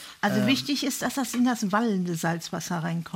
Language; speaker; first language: German; native; German